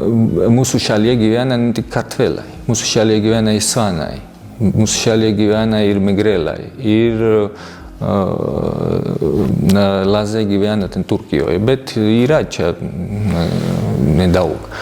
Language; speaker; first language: Lithuanian; non-native, fluent; Georgian